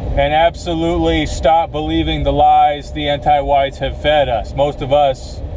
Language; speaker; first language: English; native; English